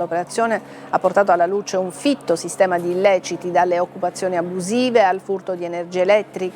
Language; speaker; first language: Italian; native; Italian